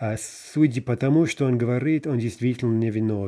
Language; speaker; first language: Russian; non-native, fluent; English